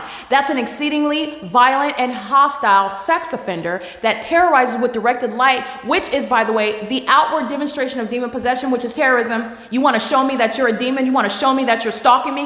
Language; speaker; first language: English; native; English